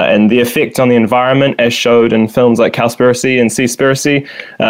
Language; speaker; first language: English; native; English